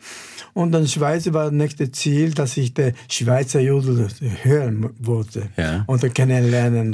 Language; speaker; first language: German; non-native, fluent; Japanese